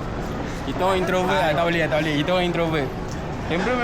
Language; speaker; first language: Malay; native; Malay